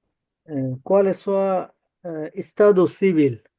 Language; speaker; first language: Portuguese; non-native, learner; Bangla